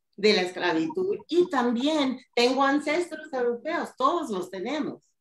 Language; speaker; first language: Spanish; early bilingual, heritage; Spanish